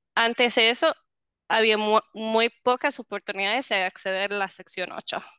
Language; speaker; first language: Spanish; non-native, fluent; English